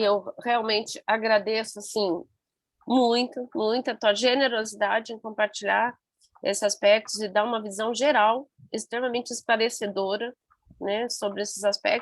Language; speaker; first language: Portuguese; non-native, learner; Spanish